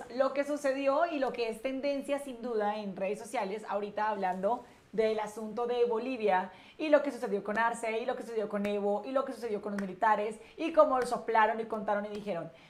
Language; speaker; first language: Spanish; native; Spanish